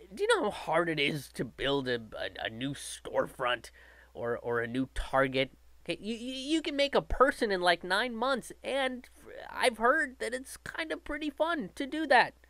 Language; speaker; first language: English; native; English